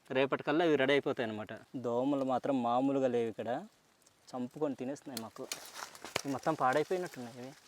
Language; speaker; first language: Telugu; native; Telugu